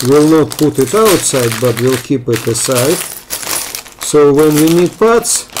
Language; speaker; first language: English; non-native, fluent; Russian